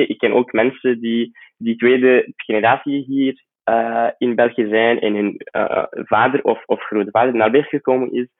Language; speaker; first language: Dutch; non-native, fluent; Arabic